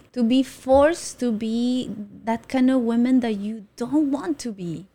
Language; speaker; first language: English; non-native, fluent; Spanish